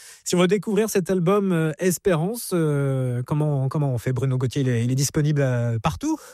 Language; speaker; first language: French; native; French